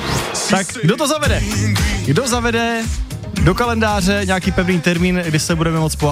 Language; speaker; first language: Czech; native; Czech